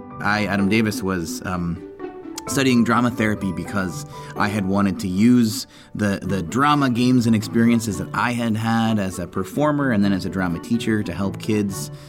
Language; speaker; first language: English; native; English